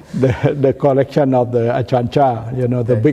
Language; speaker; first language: English; non-native, learner; Thai